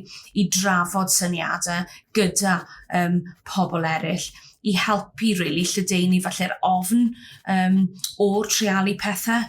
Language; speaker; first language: Welsh; native; Welsh